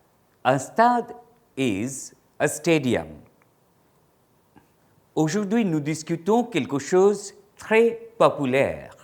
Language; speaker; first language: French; non-native, fluent; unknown